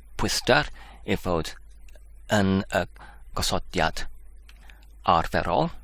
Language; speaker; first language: Welsh; non-native, learner; English